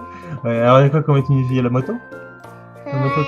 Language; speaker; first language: French; native; French